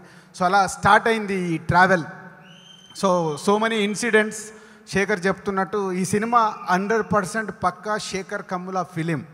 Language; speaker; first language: Telugu; native; Telugu